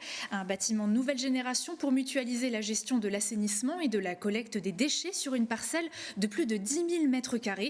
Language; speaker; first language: French; native; French